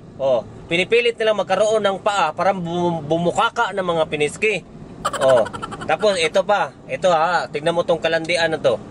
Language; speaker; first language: Filipino; non-native, local second language; Cebuano